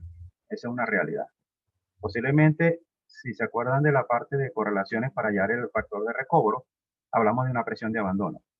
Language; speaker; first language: Spanish; native; Spanish